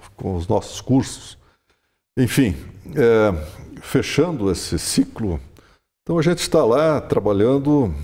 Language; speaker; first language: Portuguese; non-native, local second language; German